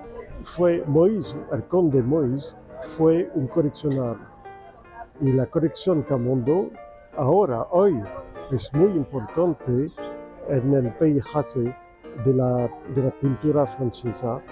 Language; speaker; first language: Spanish; non-native, fluent; French